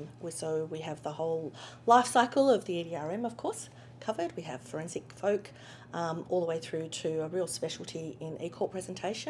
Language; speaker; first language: English; native; English